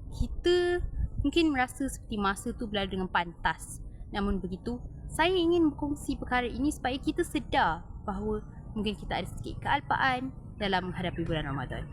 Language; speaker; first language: Malay; native; Malay